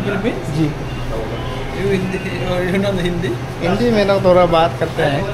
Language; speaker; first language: Hindi; non-native, learner; Filipino